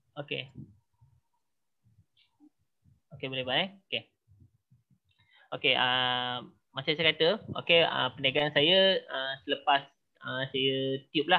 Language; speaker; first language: Malay; native; Malay